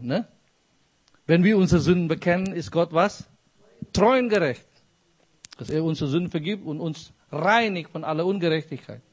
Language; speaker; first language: German; non-native, fluent; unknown